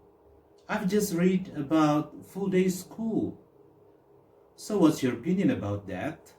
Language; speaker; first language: English; non-native, fluent; Indonesian